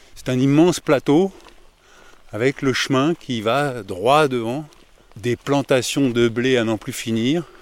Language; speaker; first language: French; native; French